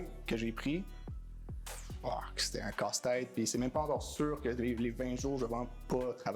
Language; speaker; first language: French; native; French